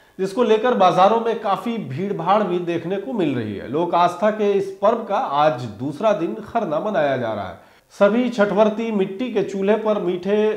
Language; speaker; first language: Hindi; native; Hindi